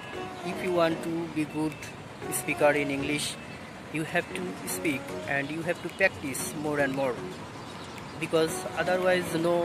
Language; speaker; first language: English; non-native, learner; Bangla